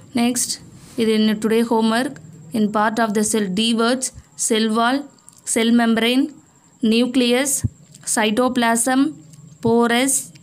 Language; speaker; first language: English; non-native, local second language; Tamil